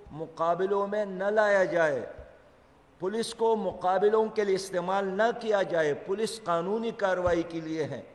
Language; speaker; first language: Urdu; non-native, local second language; Pashto